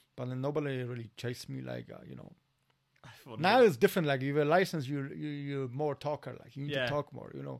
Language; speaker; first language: English; non-native, fluent; Polish